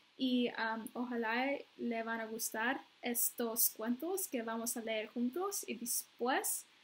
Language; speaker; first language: Spanish; non-native, fluent; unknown